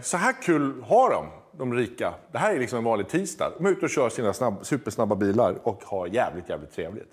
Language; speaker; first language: Swedish; native; Swedish